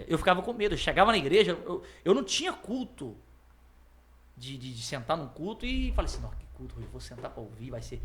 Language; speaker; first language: Portuguese; native; Portuguese